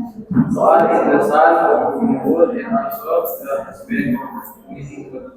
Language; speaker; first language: English; non-native, learner; Indonesian